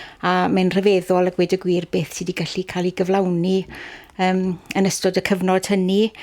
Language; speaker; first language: Welsh; native; Welsh